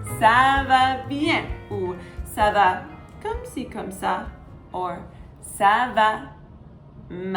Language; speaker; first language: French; non-native, fluent; English